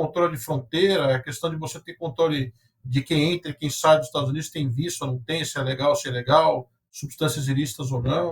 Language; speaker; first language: Portuguese; native; Portuguese